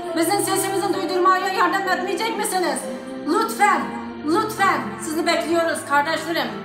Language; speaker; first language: Turkish; non-native, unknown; Uyghur